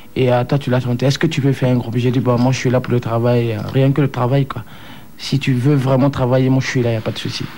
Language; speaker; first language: French; non-native, local second language; Bambara